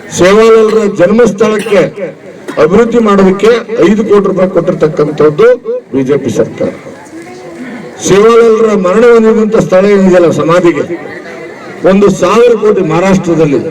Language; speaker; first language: Kannada; native; Kannada